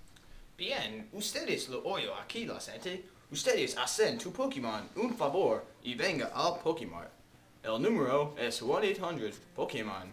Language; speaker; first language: Spanish; non-native, learner; English